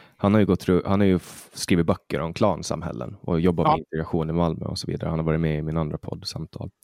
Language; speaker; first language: Swedish; native; Swedish